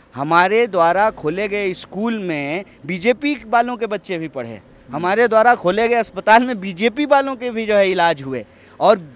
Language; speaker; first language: Hindi; native; Hindi